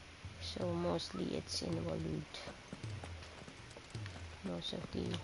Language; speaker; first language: English; non-native, local second language; Filipino